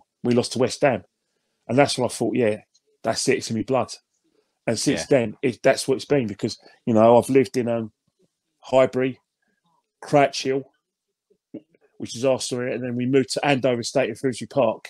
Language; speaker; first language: English; native; English